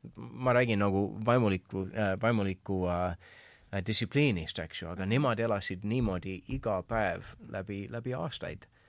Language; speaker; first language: Estonian; non-native, fluent; English